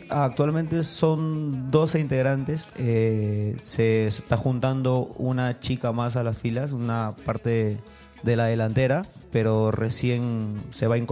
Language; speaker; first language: Spanish; native; Spanish